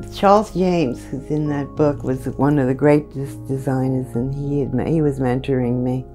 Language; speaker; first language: English; native; English